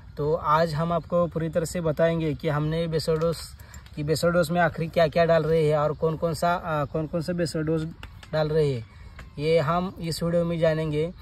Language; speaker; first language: Hindi; non-native, local second language; Marathi